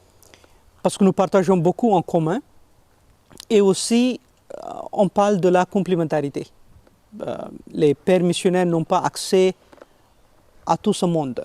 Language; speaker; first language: French; non-native, fluent; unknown